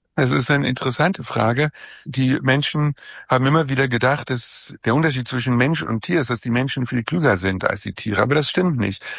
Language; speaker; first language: German; native; German